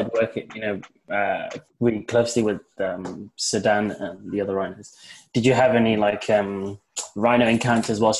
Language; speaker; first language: English; native; English